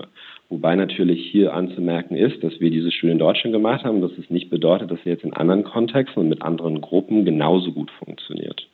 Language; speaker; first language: German; native; German